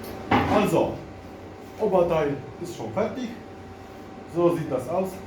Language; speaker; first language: German; non-native, local second language; Polish